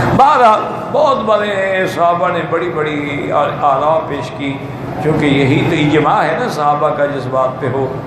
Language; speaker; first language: Urdu; native; Urdu